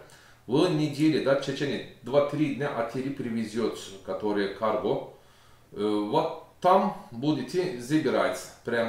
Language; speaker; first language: Russian; non-native, learner; Turkish